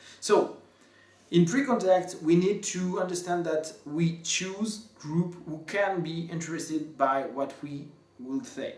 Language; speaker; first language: English; non-native, fluent; French